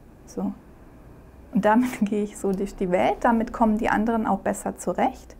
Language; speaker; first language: German; early bilingual, other home language; Croatian